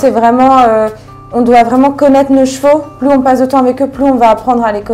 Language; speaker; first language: French; native; French